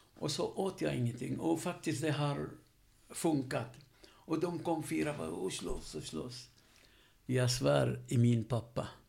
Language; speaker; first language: Swedish; non-native, fluent; Arabic